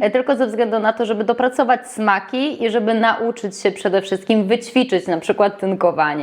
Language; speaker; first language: Polish; native; Polish